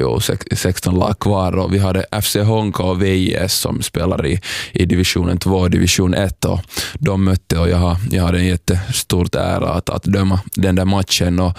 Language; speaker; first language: Swedish; non-native, fluent; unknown